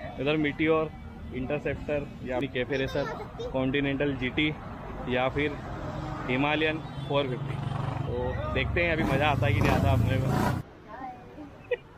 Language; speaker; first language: Hindi; native; Hindi